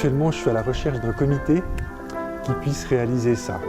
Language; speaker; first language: French; native; French